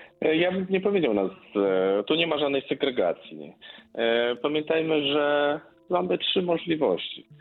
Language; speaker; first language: Polish; native; Polish